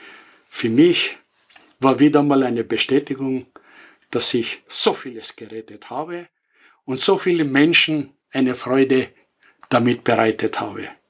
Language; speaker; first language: German; non-native, fluent; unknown